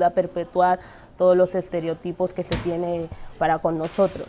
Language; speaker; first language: Spanish; early bilingual, other home language; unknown